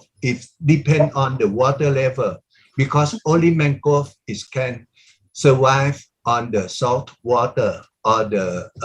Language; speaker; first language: English; non-native, learner; Thai